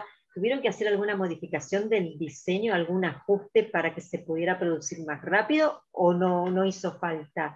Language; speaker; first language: Spanish; native; Spanish